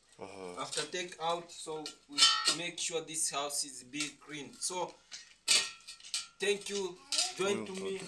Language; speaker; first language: English; non-native, learner; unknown